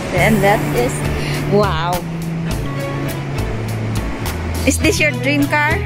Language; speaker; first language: English; non-native, learner; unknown